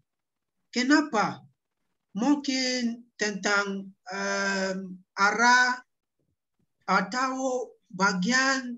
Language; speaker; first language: Indonesian; non-native, learner; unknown